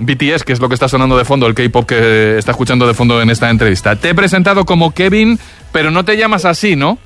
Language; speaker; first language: Spanish; native; Spanish